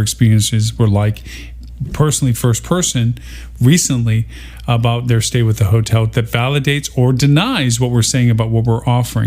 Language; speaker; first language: English; native; English